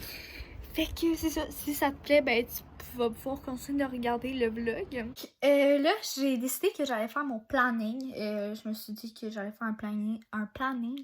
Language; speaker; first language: French; native; French